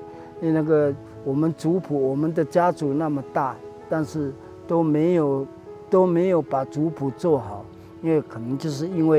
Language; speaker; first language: Chinese; non-native, local second language; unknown